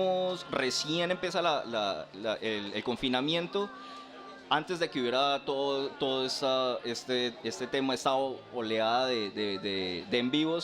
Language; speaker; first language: Spanish; native; Spanish